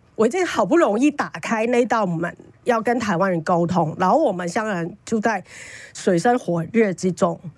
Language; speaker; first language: Chinese; non-native, fluent; Cantonese